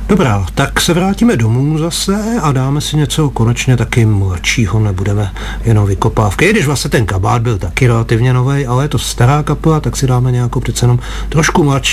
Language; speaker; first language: Czech; native; Czech